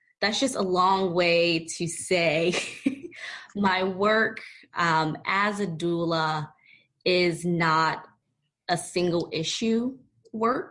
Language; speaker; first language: English; native; English